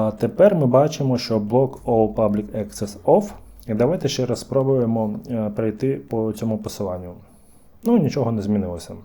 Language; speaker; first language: Ukrainian; native; Ukrainian